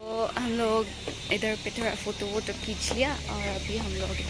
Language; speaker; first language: Hindi; non-native, local second language; Assamese